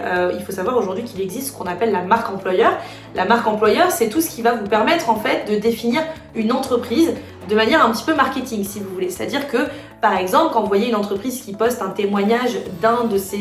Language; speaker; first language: French; native; French